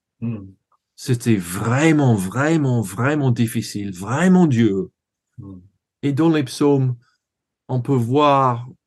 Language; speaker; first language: French; non-native, learner; English